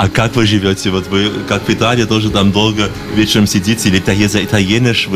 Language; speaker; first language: Russian; non-native, fluent; German